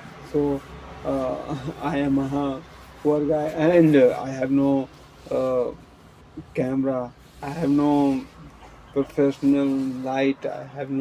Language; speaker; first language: English; non-native, learner; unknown